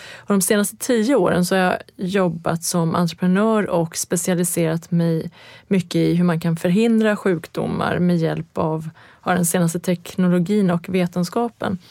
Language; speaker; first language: Swedish; early bilingual, other home language; Persian